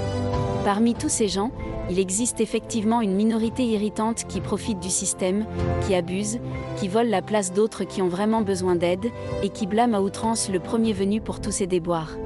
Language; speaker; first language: French; native; French